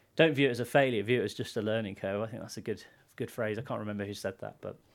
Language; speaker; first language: English; native; English